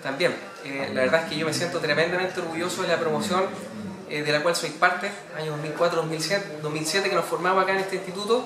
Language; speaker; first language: Spanish; native; Spanish